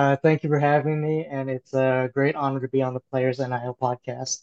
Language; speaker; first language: English; native; English